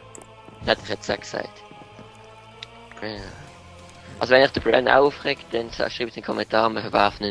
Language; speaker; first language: German; native; German